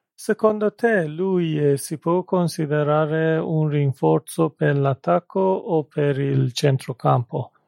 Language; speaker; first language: Italian; non-native, fluent; Persian